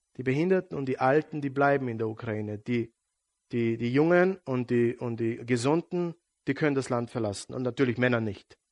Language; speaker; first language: German; non-native, fluent; Serbian